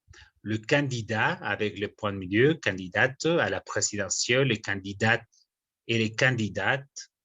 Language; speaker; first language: French; non-native, fluent; Spanish